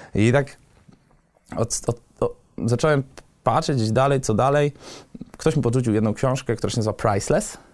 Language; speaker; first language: Polish; native; Polish